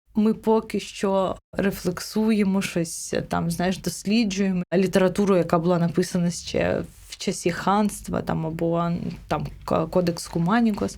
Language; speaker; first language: Ukrainian; non-native, local second language; Crimean Tatar